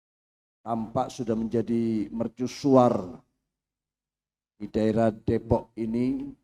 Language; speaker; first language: Indonesian; native; Indonesian